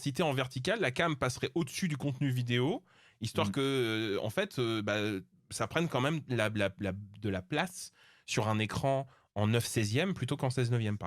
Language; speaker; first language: French; native; French